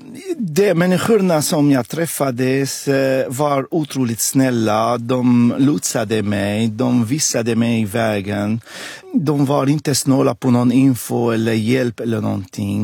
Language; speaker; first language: Swedish; non-native, fluent; Arabic